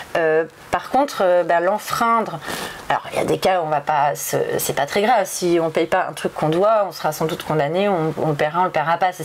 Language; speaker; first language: French; native; French